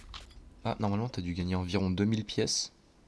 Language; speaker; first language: French; native; French